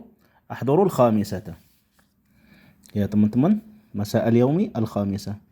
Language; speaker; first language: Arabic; non-native, fluent; Indonesian